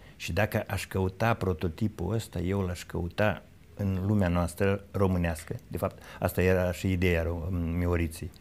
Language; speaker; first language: Romanian; native; Romanian